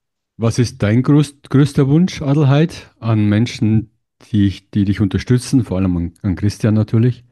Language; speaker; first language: German; native; German